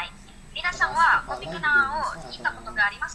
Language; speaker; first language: Japanese; non-native, learner; Indonesian